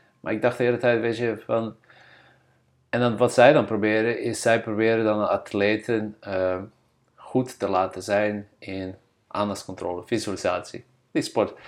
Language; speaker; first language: Dutch; non-native, fluent; Bosnian